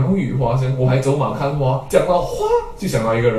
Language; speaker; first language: Chinese; native; Chinese